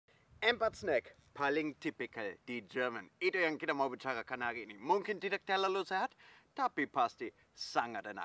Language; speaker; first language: Indonesian; non-native, fluent; German